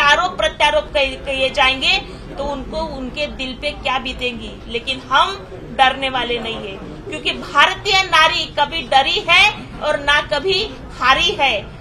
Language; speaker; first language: Hindi; non-native, local second language; Marathi